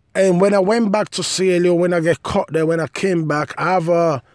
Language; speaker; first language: English; non-native, local second language; Krio